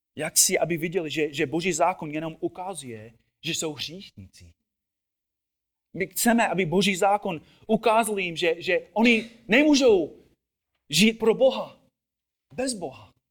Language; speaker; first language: Czech; non-native, fluent; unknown